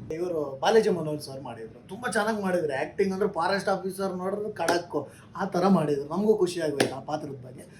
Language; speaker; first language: Kannada; native; Kannada